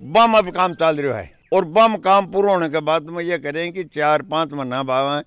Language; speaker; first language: Hindi; native; Hindi